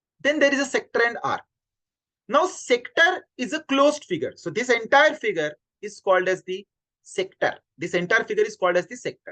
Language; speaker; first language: English; non-native, local second language; Hindi